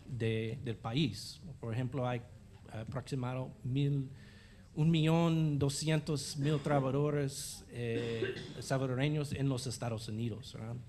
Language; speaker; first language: Spanish; non-native, fluent; English